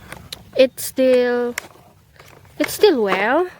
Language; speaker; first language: English; non-native, learner; Indonesian